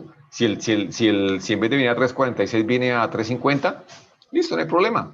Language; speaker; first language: Spanish; native; Spanish